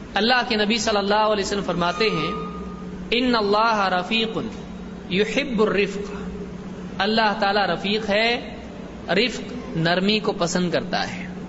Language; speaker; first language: Urdu; native; Urdu